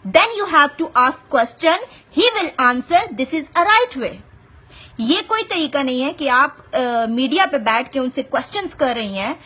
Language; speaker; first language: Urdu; non-native, local second language; Punjabi